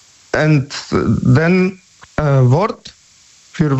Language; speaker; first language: German; non-native, learner; Polish